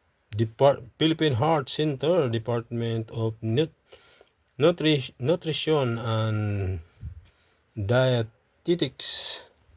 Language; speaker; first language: English; non-native, local second language; Filipino